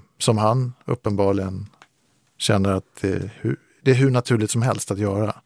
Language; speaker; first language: Swedish; native; Swedish